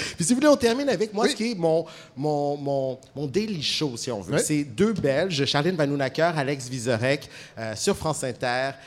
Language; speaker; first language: French; native; French